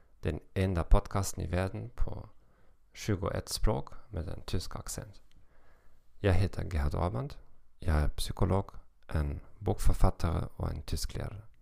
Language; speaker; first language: Swedish; non-native, learner; German